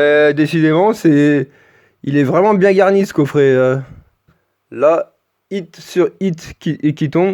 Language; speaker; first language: French; native; French